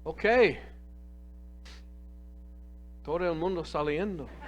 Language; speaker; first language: Spanish; non-native, fluent; English